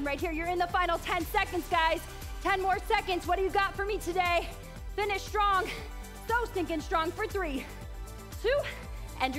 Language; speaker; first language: English; native; English